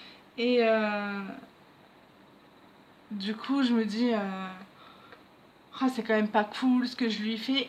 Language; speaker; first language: French; native; French